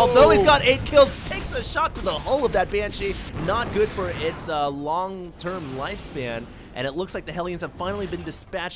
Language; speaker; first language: English; native; English